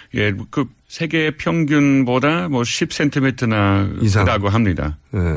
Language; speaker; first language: Korean; non-native, fluent; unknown